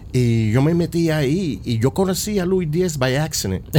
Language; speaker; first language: Spanish; early bilingual, heritage; Spanish